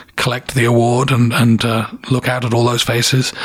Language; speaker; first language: English; native; English